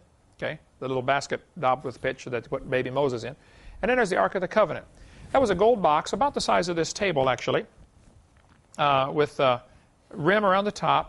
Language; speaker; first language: English; native; English